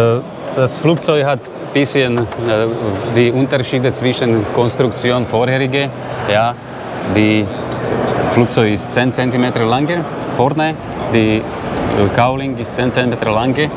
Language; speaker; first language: German; non-native, learner; Slovak